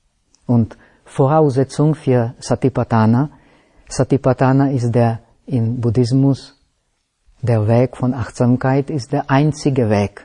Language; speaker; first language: German; non-native, fluent; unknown